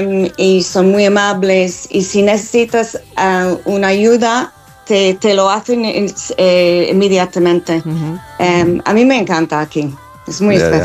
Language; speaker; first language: Spanish; non-native, fluent; English